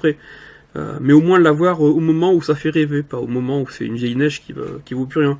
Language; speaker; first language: French; native; French